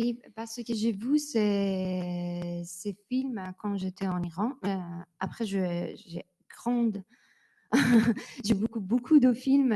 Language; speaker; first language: French; non-native, learner; Persian